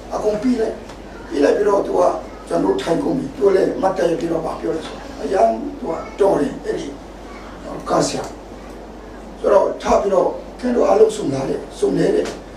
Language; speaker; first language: Burmese; non-native, local second language; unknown